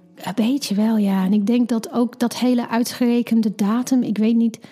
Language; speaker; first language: Dutch; non-native, fluent; English